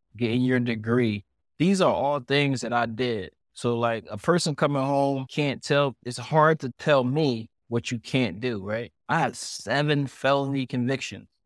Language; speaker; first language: English; native; English